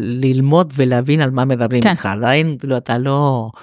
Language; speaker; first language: Hebrew; non-native, fluent; Spanish